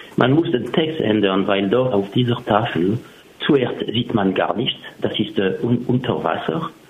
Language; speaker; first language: German; non-native, fluent; French